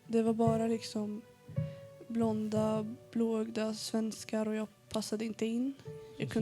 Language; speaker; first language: Swedish; early bilingual, other home language; Arabic